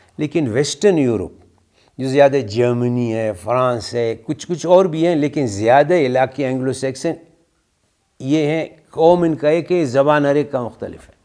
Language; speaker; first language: Urdu; non-native, local second language; Brahui